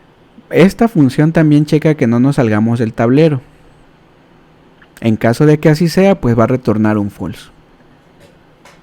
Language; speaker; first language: Spanish; native; Spanish